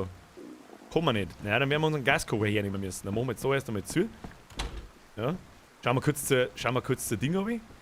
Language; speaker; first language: German; native; German